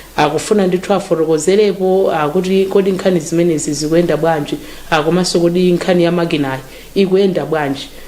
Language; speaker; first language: Nyanja; native; Nyanja